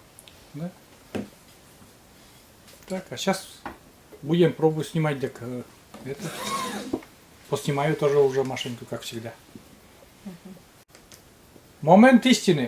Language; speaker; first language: Russian; native; Russian